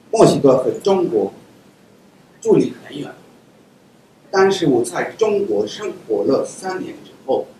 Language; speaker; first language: Chinese; non-native, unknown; Spanish